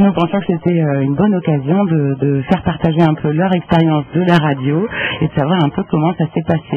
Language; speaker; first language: French; native; French